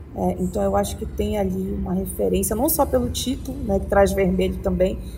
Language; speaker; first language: Portuguese; native; Portuguese